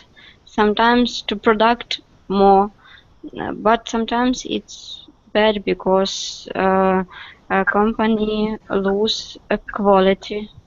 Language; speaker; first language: English; non-native, learner; Russian